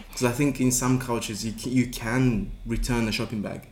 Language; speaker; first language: English; native; English